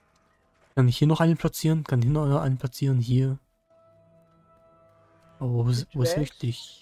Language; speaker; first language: German; native; German